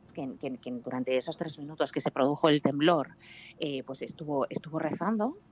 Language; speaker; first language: Spanish; native; Spanish